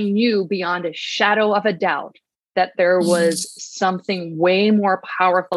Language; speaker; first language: English; native; English